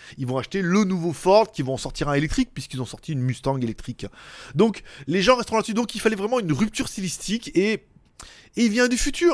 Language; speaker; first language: French; native; French